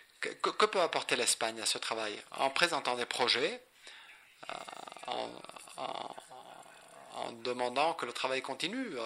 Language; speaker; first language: French; non-native, fluent; Spanish